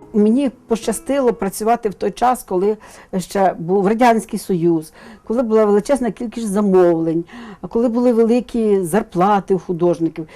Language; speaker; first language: Ukrainian; native; Ukrainian